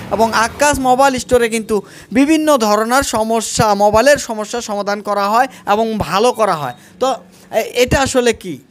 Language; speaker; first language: Bangla; native; Bangla